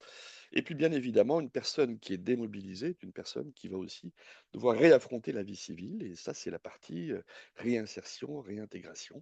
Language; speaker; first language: French; native; French